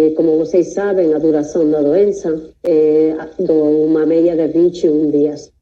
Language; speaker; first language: Portuguese; non-native, fluent; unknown